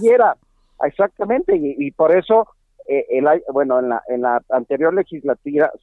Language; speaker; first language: Spanish; native; Spanish